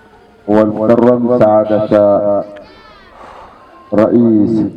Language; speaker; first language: Arabic; non-native, fluent; Indonesian